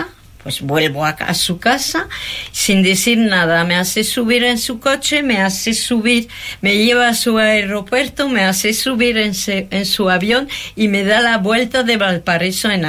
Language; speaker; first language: Spanish; non-native, fluent; French